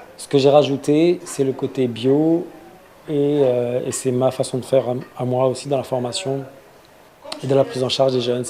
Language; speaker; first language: French; native; French